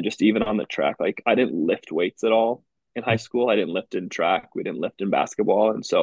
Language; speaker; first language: English; native; English